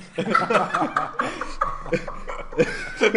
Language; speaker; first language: English; non-native, learner; French